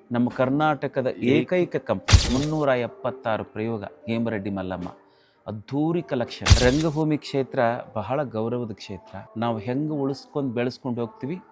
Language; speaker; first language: Kannada; native; Kannada